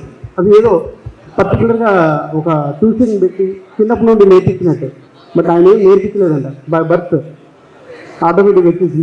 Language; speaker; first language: Telugu; native; Telugu